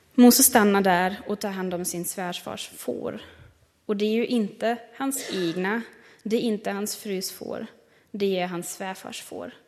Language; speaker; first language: Swedish; non-native, fluent; German